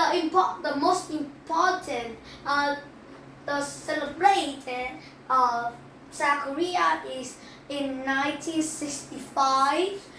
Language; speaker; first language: English; non-native, learner; Vietnamese